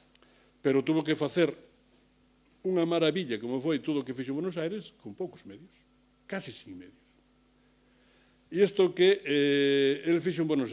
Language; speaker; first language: Galician; native; Galician